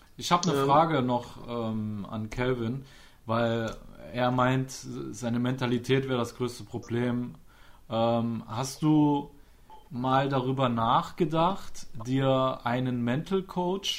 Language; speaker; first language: German; native; German